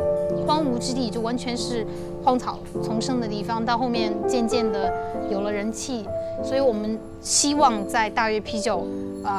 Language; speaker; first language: Chinese; native; Chinese